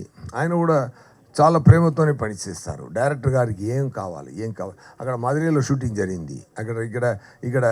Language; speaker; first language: Telugu; non-native, local second language; Tamil